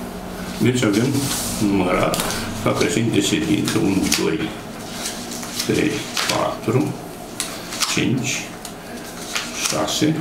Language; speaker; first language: Romanian; native; Romanian